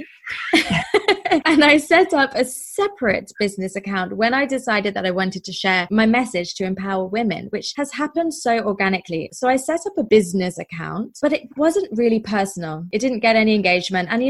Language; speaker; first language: English; native; English